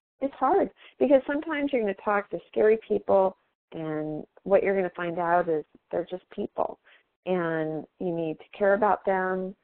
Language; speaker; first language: English; native; English